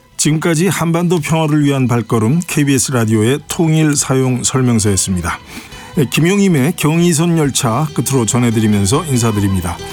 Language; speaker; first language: Korean; native; Korean